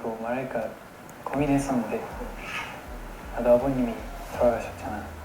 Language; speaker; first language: Korean; non-native, fluent; Japanese